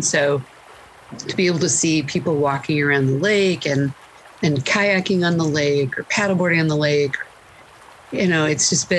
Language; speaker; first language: English; native; English